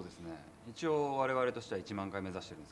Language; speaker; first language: Japanese; native; Japanese